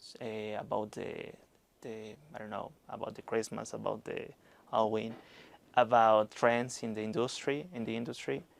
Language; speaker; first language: English; non-native, learner; Spanish